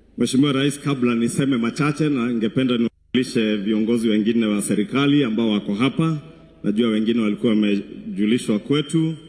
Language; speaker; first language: Swahili; non-native, local second language; Kikuyu